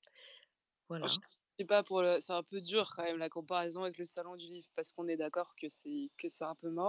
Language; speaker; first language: French; native; French